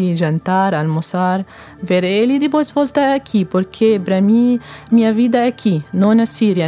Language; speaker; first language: Portuguese; non-native, learner; Arabic